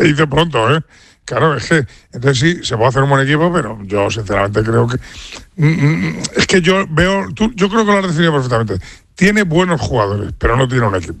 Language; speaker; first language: Spanish; native; Spanish